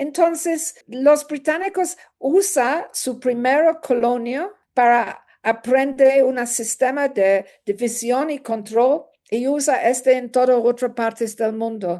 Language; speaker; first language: Spanish; non-native, learner; English